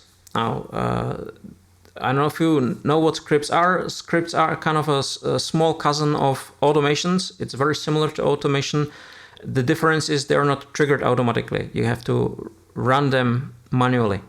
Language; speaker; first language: English; non-native, fluent; Czech